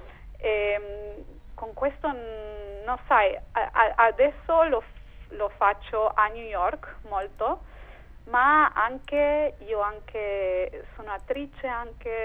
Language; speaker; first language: Italian; non-native, fluent; Spanish